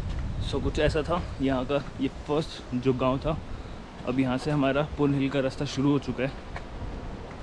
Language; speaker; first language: Hindi; native; Hindi